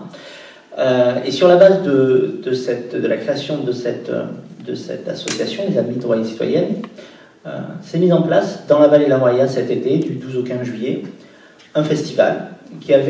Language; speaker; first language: French; native; French